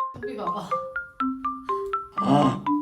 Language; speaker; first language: Korean; native; Korean